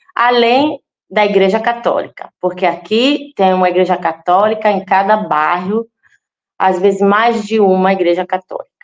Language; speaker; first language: Portuguese; non-native, fluent; Italian